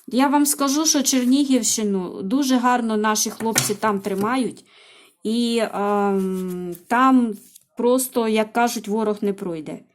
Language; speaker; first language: Ukrainian; non-native, local second language; Russian